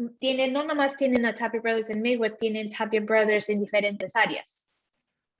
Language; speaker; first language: Spanish; early bilingual, heritage; Spanish